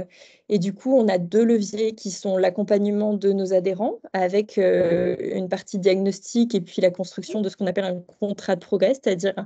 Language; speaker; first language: French; native; French